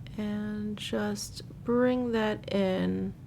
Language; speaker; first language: English; native; English